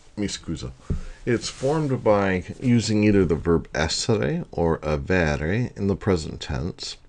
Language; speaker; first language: English; native; English